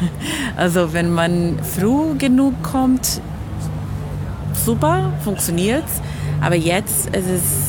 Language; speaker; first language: German; non-native, fluent; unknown